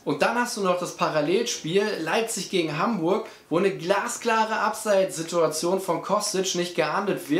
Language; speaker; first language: German; native; German